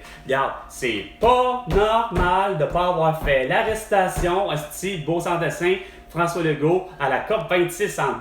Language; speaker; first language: French; native; French